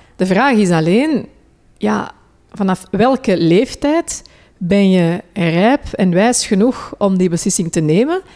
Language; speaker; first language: Dutch; early bilingual, other home language; Hindi